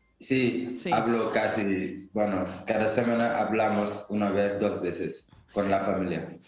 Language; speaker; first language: Spanish; non-native, fluent; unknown